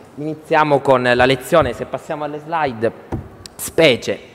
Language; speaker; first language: Italian; native; Italian